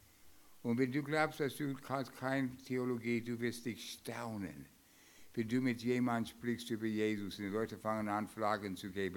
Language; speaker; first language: German; non-native, fluent; English